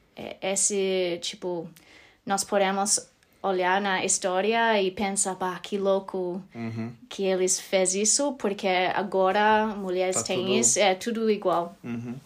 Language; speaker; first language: Portuguese; non-native, fluent; English